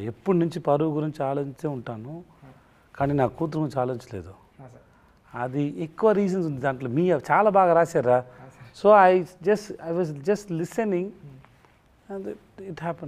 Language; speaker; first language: Telugu; non-native, learner; Tamil